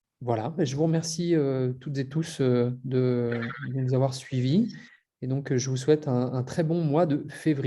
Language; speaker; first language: French; native; French